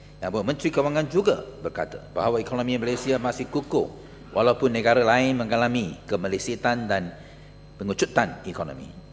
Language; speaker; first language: Malay; non-native, local second language; Chinese